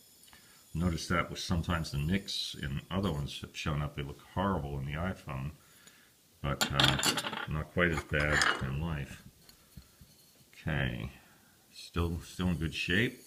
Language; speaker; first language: English; native; English